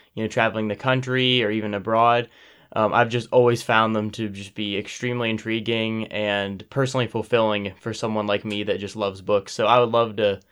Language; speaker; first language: English; native; English